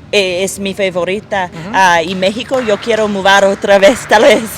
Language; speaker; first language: Spanish; non-native, learner; English